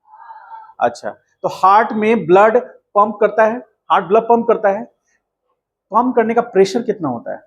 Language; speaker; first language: Hindi; native; Hindi